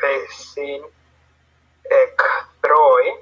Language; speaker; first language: Greek; non-native, learner; Spanish